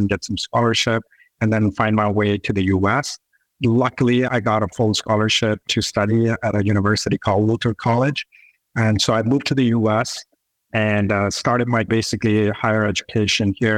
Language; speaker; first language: English; non-native, local second language; Urdu